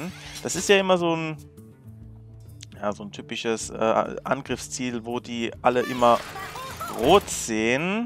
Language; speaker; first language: German; native; German